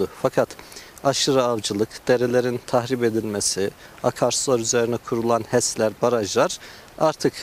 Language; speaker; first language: Turkish; native; Turkish